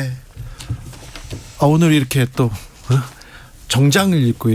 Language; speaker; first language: Korean; native; Korean